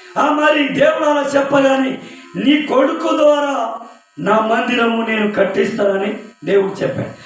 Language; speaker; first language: Telugu; non-native, local second language; Koya